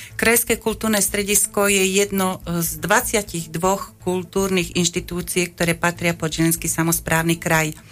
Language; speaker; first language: Slovak; native; Slovak